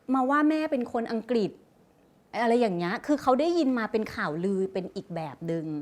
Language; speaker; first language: Thai; native; Thai